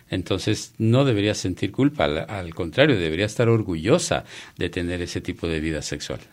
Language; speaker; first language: Spanish; native; Spanish